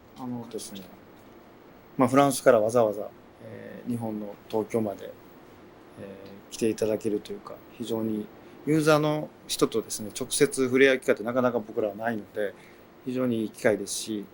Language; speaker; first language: Japanese; native; Japanese